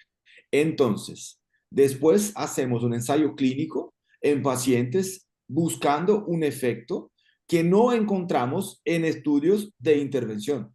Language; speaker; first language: Spanish; non-native, fluent; Portuguese